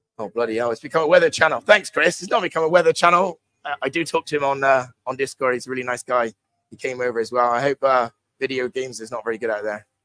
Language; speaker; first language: English; native; English